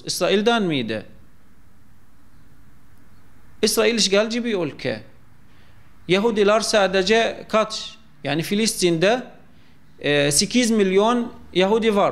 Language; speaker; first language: Turkish; non-native, fluent; Arabic